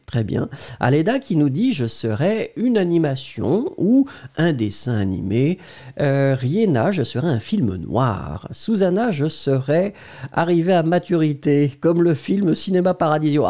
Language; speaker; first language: French; native; French